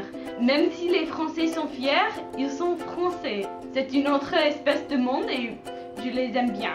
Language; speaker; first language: French; non-native, learner; English